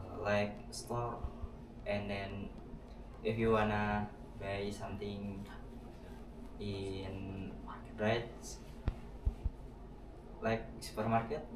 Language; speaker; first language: English; non-native, learner; Indonesian